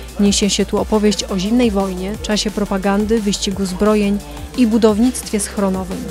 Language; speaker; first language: Polish; native; Polish